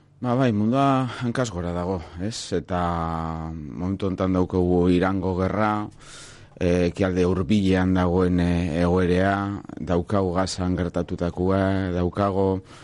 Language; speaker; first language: Basque; non-native, local second language; Spanish